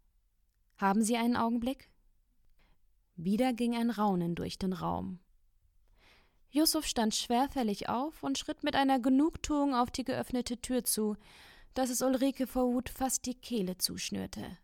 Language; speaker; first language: German; native; German